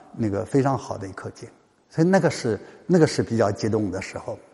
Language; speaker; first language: Chinese; native; Chinese